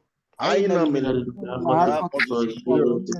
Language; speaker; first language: Arabic; non-native, learner; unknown